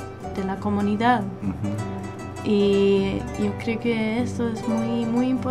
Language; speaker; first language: Spanish; non-native, learner; German